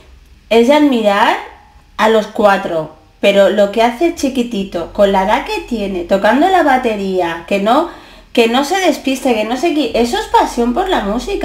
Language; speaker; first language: Spanish; native; Spanish